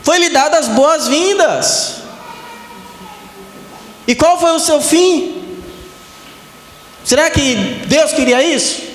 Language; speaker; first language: Portuguese; native; Portuguese